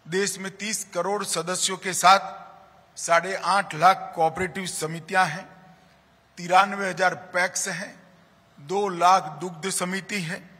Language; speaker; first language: Hindi; non-native, local second language; Gujarati